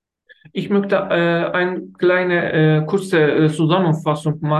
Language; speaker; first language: German; non-native, learner; Turkish